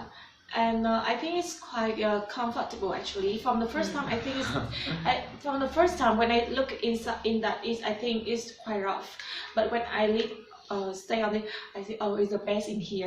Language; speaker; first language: English; non-native, learner; Vietnamese